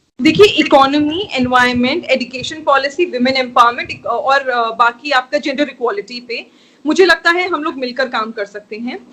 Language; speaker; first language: Hindi; native; Hindi